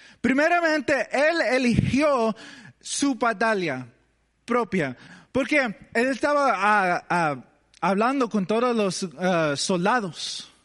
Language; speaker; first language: Spanish; early bilingual, heritage; English